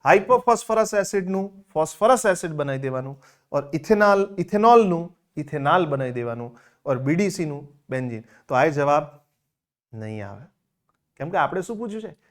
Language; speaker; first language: Hindi; non-native, local second language; Gujarati